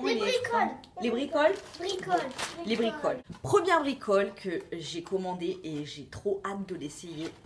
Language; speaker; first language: French; native; French